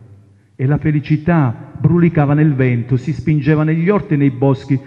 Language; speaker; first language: Italian; non-native, local second language; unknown